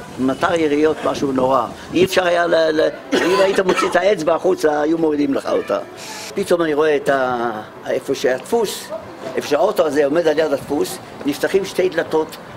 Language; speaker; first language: Hebrew; native; Hebrew